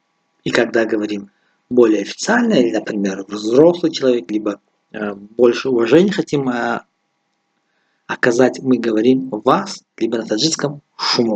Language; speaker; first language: Russian; non-native, local second language; Tajik